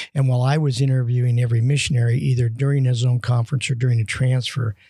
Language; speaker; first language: English; native; English